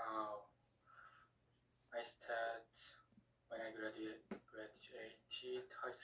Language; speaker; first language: English; non-native, learner; Korean